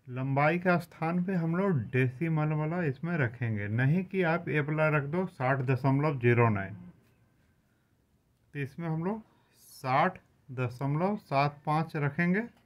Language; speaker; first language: Hindi; native; Hindi